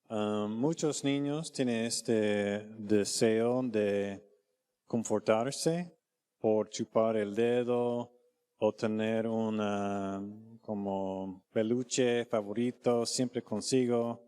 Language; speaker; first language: Spanish; non-native, fluent; English